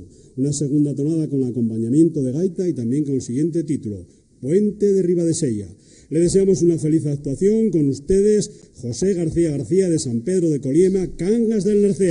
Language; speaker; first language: Spanish; native; Spanish